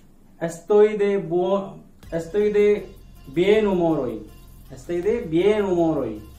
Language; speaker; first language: Spanish; non-native, learner; Hindi